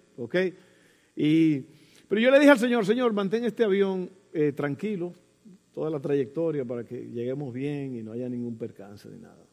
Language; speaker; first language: Spanish; early bilingual, heritage; Spanish